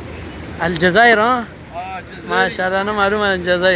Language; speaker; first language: Arabic; non-native, learner; Pashto